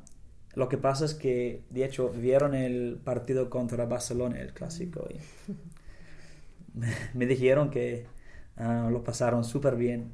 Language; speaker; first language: Spanish; non-native, learner; English